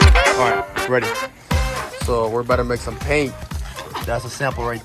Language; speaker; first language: English; native; English